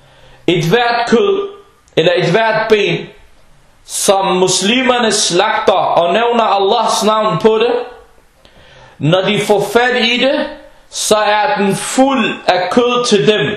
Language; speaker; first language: Danish; non-native, fluent; Arabic